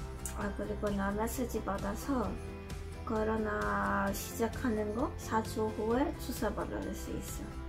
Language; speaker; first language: Korean; non-native, learner; Polish